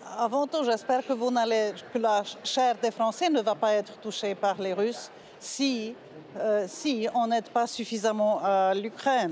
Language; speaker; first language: French; non-native, fluent; Polish